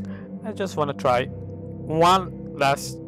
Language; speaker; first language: English; non-native, learner; Italian